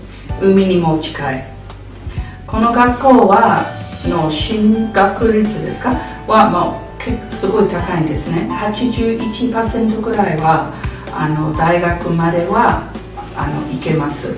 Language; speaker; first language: Japanese; non-native, fluent; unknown